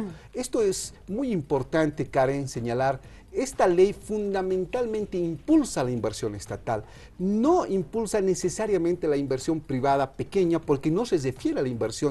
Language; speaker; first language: Spanish; native; Spanish